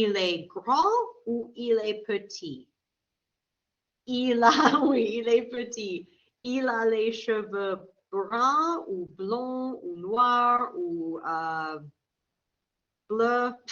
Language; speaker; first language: French; non-native, fluent; English